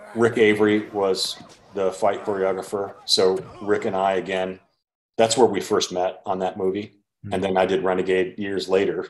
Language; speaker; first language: English; native; English